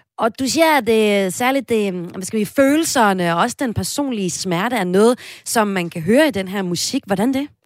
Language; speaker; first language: Danish; native; Danish